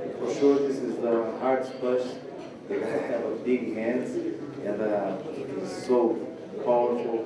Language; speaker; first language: English; non-native, learner; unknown